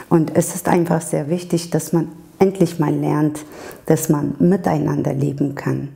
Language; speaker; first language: German; early bilingual, other home language; Turkish